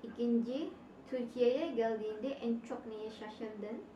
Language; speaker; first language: Turkish; non-native, learner; Indonesian